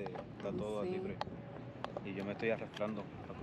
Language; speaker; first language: Spanish; native; Spanish